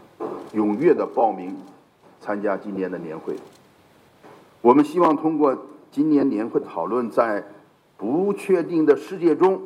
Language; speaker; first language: Chinese; native; Chinese